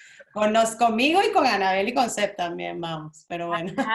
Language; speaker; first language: Spanish; native; Spanish